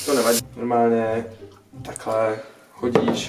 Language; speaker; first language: Czech; native; Czech